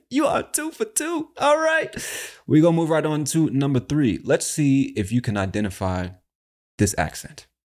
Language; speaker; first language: English; native; English